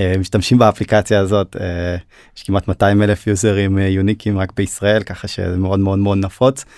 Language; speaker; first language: Hebrew; early bilingual, other home language; Turkish